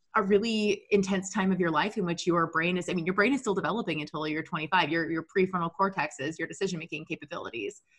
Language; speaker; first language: English; native; English